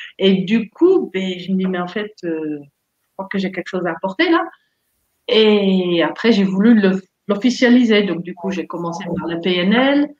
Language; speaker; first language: French; non-native, fluent; Dutch